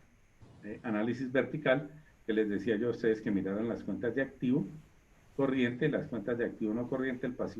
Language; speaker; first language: Spanish; native; Spanish